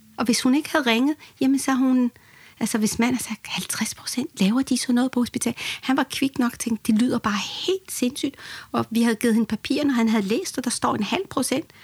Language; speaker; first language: Danish; early bilingual, other home language; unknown